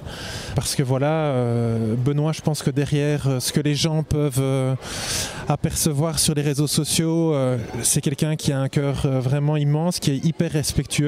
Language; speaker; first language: French; native; French